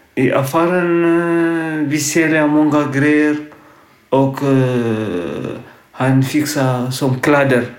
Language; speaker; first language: Swedish; non-native, learner; Tigrinya